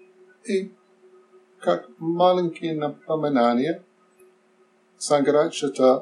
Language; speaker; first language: Russian; non-native, learner; English